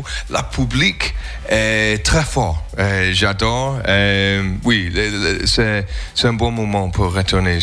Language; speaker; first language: French; non-native, learner; English